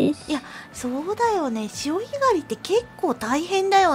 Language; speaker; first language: Japanese; native; Japanese